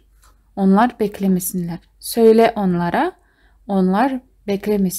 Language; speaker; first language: Turkish; non-native, fluent; Kazakh